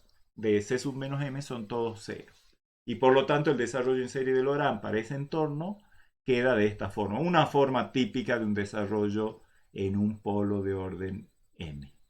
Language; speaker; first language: Spanish; native; Spanish